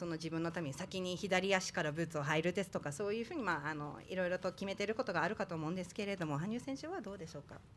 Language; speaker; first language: Japanese; native; Japanese